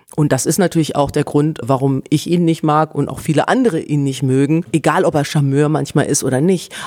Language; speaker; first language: German; native; German